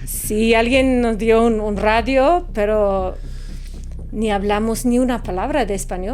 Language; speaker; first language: Spanish; non-native, fluent; English